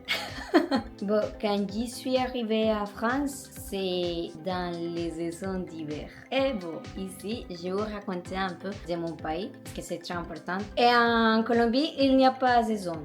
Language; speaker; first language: French; non-native, learner; Spanish